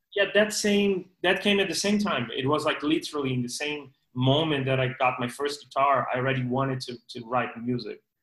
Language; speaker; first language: English; non-native, fluent; Portuguese